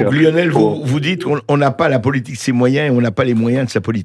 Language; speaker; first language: French; native; French